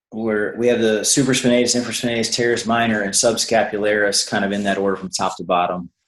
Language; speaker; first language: English; native; English